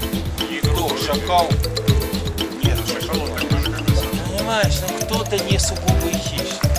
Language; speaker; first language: Russian; native; Russian